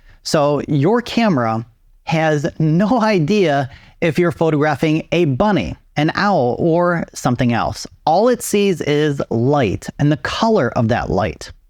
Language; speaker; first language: English; native; English